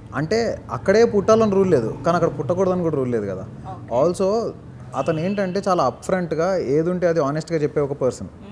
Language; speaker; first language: Telugu; native; Telugu